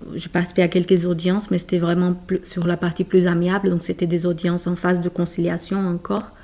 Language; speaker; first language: French; non-native, fluent; Portuguese